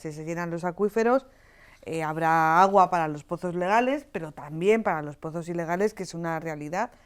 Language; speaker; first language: Spanish; native; Spanish